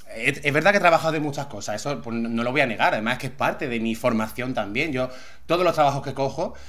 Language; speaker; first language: Spanish; native; Spanish